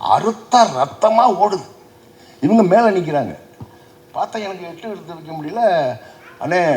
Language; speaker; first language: Tamil; native; Tamil